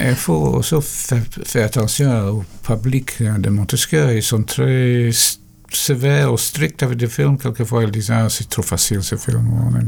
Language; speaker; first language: French; non-native, fluent; English